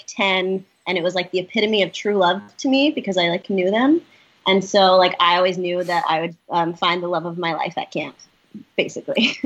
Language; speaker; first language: English; native; English